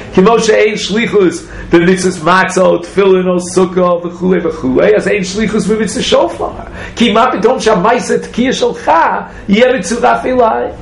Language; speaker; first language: Hebrew; non-native, fluent; English